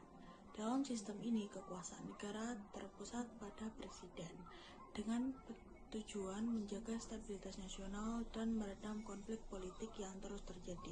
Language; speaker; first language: Indonesian; native; Indonesian